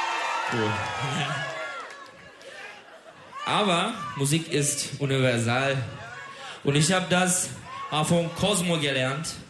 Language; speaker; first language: German; non-native, learner; Turkish